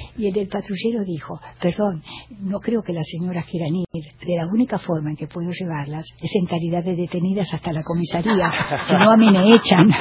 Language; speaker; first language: Spanish; native; Spanish